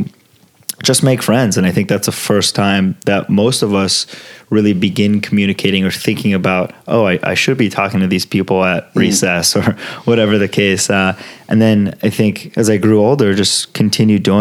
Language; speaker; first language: English; early bilingual, other home language; Italian